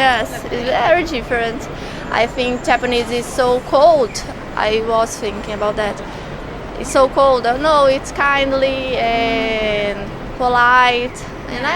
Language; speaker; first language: English; non-native, learner; Portuguese